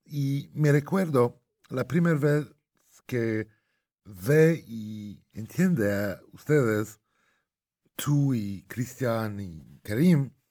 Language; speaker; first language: Spanish; non-native, fluent; Arabic